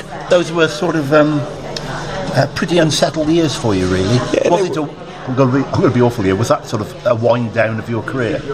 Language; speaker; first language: English; native; English